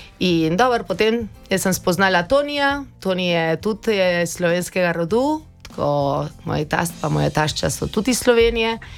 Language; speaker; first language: Slovenian; early bilingual, heritage; Slovenian